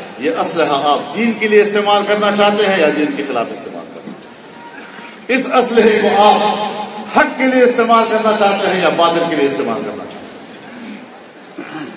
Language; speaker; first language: Urdu; non-native, local second language; Pashto